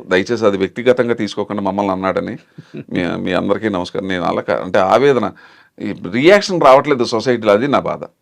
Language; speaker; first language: Telugu; native; Telugu